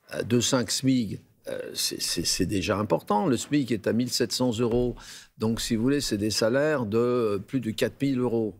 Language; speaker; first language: French; native; French